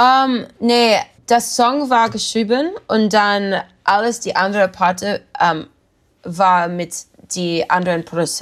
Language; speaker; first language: German; non-native, learner; English